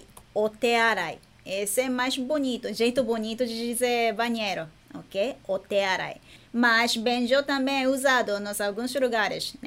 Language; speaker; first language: Portuguese; non-native, fluent; Japanese